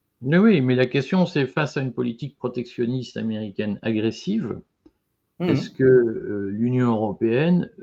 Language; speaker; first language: French; native; French